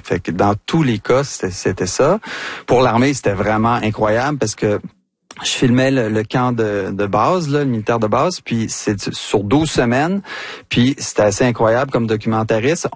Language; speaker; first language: French; native; French